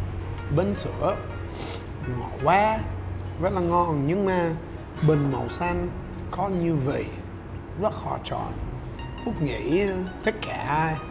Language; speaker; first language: Vietnamese; non-native, learner; English